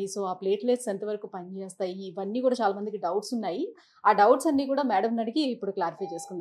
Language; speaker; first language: Telugu; native; Telugu